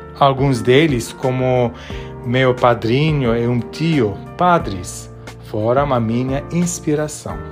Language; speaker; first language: Portuguese; non-native, fluent; Armenian